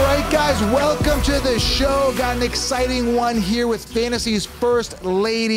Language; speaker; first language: English; native; English